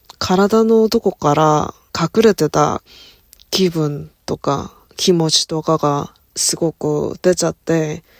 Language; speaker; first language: Japanese; non-native, learner; Korean